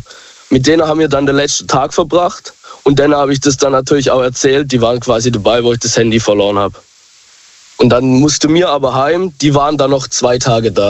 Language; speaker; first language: German; native; German